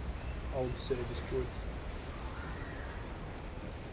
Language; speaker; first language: English; native; English